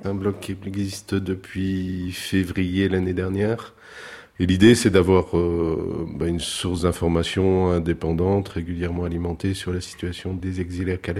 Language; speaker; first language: French; native; French